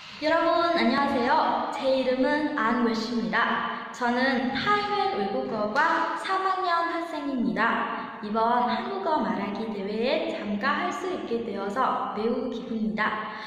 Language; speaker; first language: Korean; non-native, fluent; Vietnamese